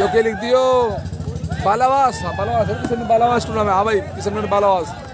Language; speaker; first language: Hindi; native; Hindi